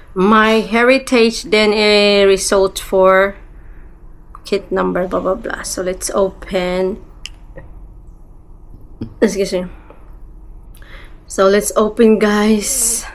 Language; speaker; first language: English; non-native, local second language; Cebuano